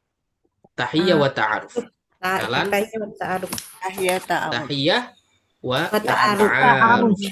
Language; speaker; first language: Arabic; non-native, fluent; Indonesian